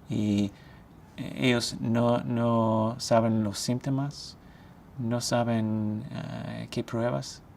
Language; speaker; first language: Spanish; non-native, fluent; English